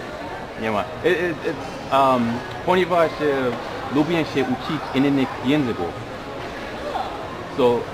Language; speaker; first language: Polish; non-native, learner; English